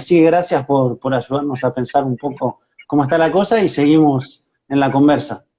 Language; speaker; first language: Spanish; native; Spanish